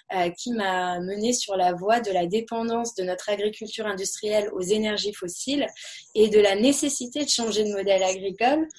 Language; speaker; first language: French; native; French